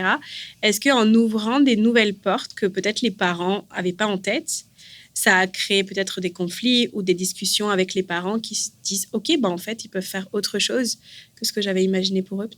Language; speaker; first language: French; native; French